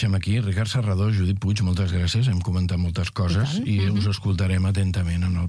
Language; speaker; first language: Catalan; native; Catalan